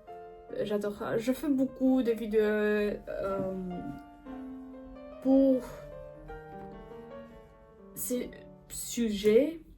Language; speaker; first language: French; non-native, learner; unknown